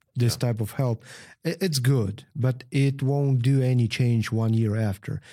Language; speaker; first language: English; non-native, fluent; Ukrainian